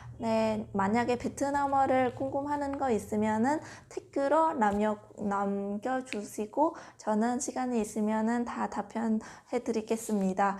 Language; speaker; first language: Korean; non-native, fluent; Vietnamese